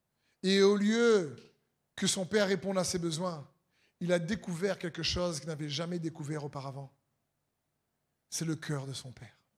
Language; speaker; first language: French; native; French